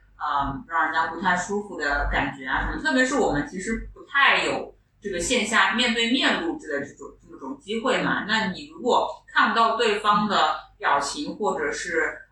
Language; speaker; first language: Chinese; non-native, local second language; Wu Chinese